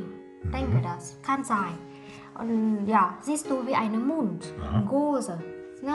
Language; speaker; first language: German; non-native, learner; Vietnamese